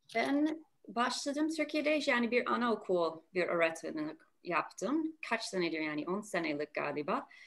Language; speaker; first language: Turkish; non-native, learner; English